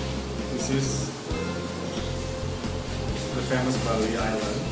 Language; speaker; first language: English; non-native, learner; Indonesian